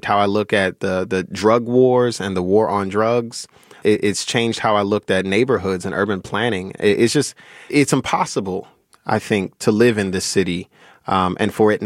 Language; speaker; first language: English; native; English